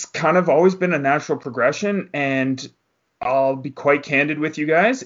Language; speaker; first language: English; native; English